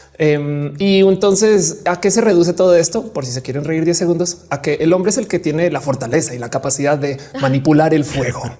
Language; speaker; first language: Spanish; native; Spanish